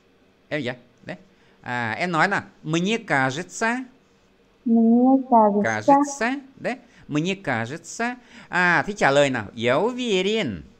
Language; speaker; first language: Vietnamese; native; Vietnamese